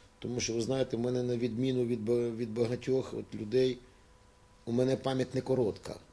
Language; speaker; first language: Ukrainian; native; Ukrainian